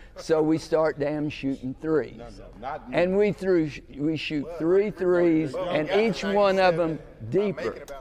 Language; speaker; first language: English; native; English